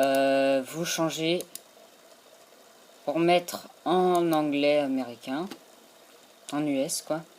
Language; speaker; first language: French; native; French